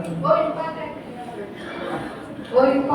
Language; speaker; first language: Hindi; non-native, local second language; Telugu